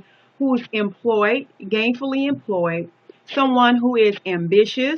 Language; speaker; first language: English; native; English